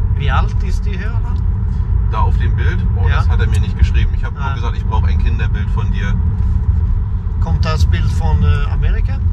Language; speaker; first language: German; native; German